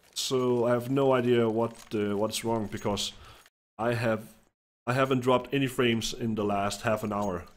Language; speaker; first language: English; non-native, fluent; Danish